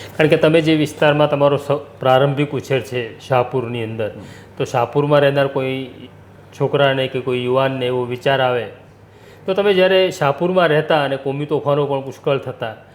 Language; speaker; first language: Gujarati; native; Gujarati